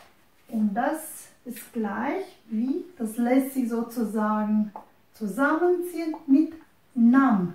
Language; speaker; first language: German; non-native, fluent; Romanian